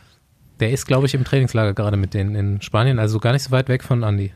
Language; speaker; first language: German; native; German